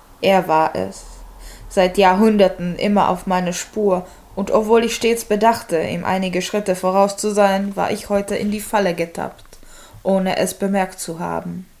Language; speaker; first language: German; non-native, fluent; Czech